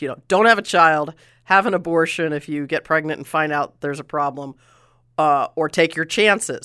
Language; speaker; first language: English; native; English